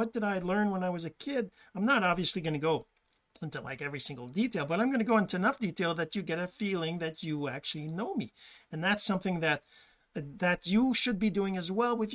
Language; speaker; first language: English; early bilingual, other home language; French